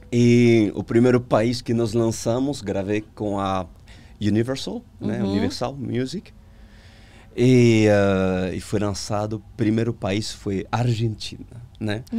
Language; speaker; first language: Portuguese; non-native, fluent; French